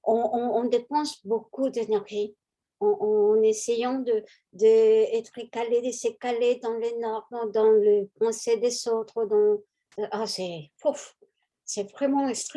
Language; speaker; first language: French; non-native, fluent; Spanish